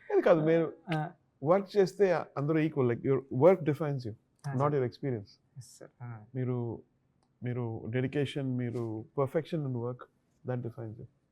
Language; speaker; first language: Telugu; non-native, learner; Tamil